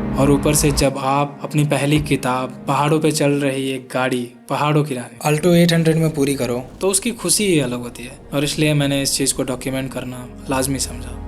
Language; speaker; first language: Hindi; non-native, local second language; Bhojpuri